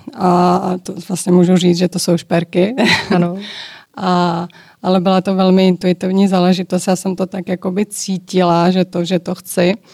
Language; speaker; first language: Czech; early bilingual, other home language; Georgian